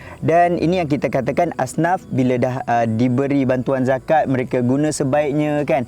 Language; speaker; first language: Malay; native; Malay